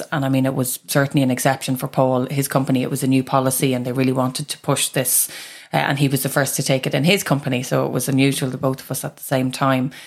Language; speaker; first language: English; native; English